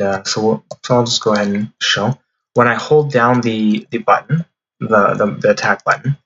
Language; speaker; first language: English; native; English